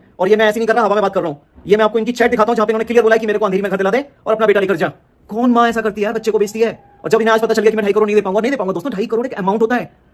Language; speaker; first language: Hindi; native; Hindi